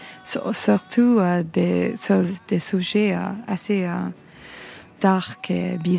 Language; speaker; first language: French; non-native, fluent; English